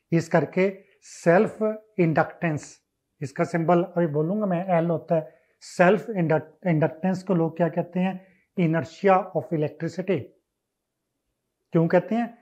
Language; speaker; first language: Hindi; non-native, local second language; Punjabi